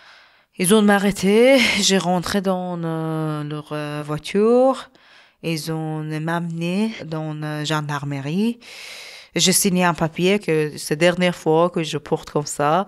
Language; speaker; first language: French; non-native, learner; Persian